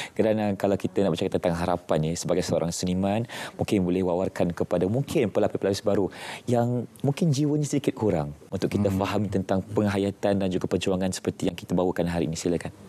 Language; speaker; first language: Malay; native; Malay